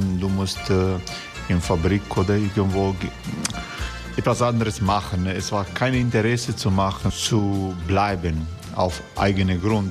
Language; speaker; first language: German; non-native, fluent; Croatian